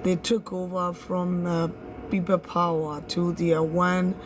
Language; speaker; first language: English; non-native, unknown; Burmese